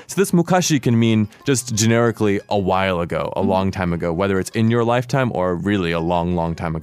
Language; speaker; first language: English; native; English